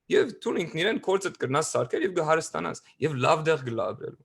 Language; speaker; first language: Armenian; early bilingual, other home language; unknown